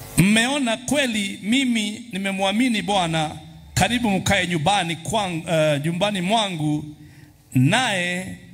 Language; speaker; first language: Swahili; non-native, local second language; Kikuyu